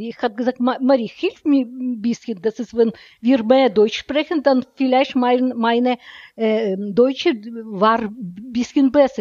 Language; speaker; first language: German; non-native, learner; Russian